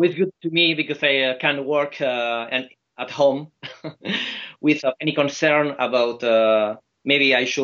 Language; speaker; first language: English; non-native, fluent; Spanish